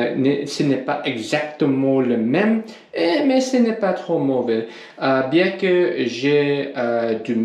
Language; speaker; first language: French; non-native, learner; English